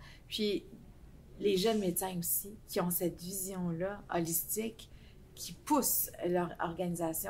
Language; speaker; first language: French; native; French